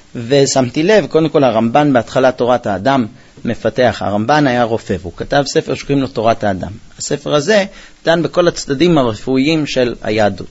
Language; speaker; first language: Hebrew; early bilingual, heritage; Hebrew